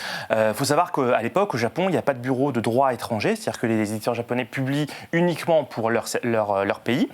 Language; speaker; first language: French; native; French